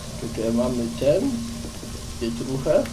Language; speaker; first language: Polish; native; Polish